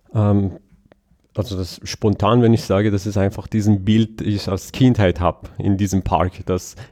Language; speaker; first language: German; non-native, fluent; Persian